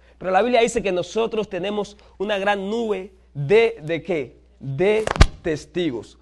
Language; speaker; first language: Spanish; native; Spanish